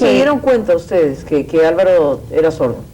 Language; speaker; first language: Spanish; native; Spanish